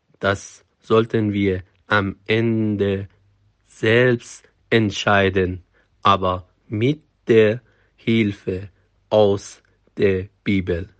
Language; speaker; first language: German; non-native, fluent; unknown